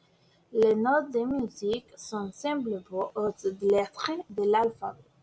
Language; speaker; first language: French; non-native, learner; Spanish